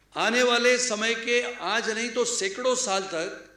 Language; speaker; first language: Hindi; non-native, local second language; Marathi